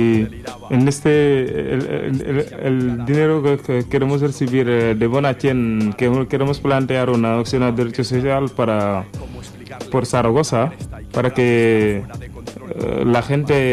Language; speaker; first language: Spanish; non-native, learner; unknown